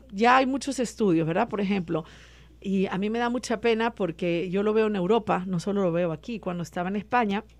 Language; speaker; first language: Spanish; native; Spanish